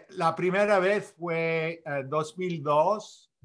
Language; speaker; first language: Spanish; non-native, fluent; English